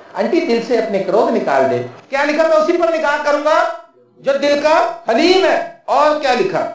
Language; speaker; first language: Urdu; non-native, local second language; Punjabi